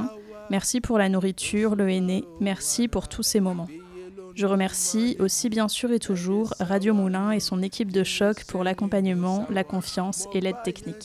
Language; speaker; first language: French; native; French